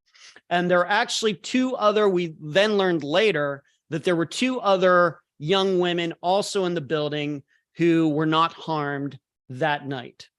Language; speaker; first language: English; native; English